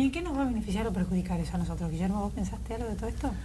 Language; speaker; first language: Spanish; native; Spanish